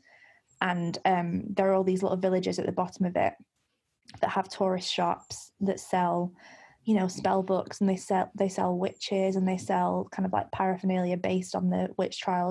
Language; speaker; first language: English; native; English